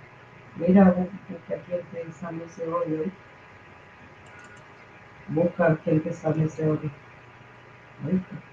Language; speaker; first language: Spanish; native; Spanish